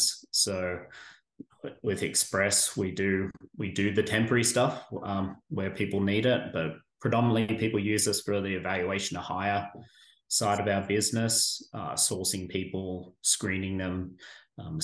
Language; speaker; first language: English; native; English